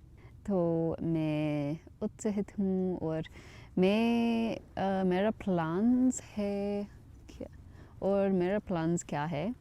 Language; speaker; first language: Hindi; non-native, learner; English